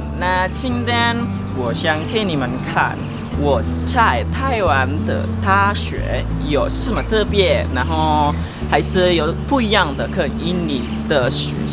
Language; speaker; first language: Chinese; non-native, learner; Indonesian